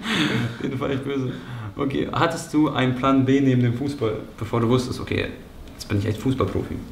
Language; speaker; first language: German; native; German